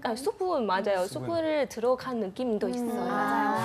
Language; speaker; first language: Korean; non-native, fluent; Chinese